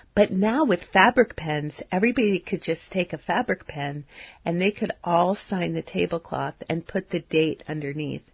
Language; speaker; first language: English; native; English